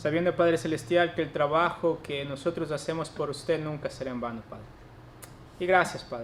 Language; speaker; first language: Spanish; native; Spanish